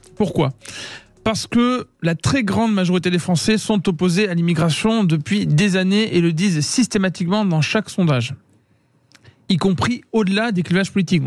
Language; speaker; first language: French; native; French